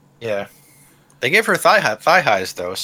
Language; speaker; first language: English; native; English